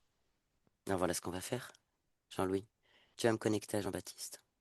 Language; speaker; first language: French; native; French